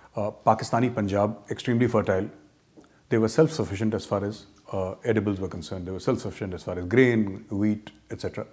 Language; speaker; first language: English; non-native, local second language; Hindi